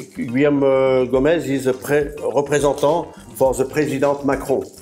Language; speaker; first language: English; non-native, learner; French